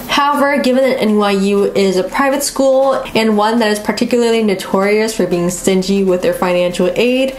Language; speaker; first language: English; native; English